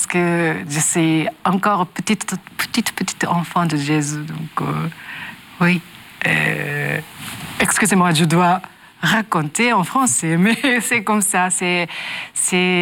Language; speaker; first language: French; non-native, learner; Japanese